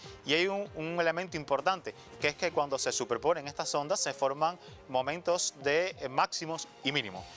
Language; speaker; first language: Spanish; native; Spanish